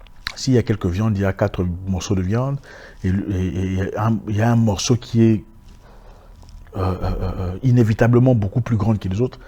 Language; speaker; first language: French; native; French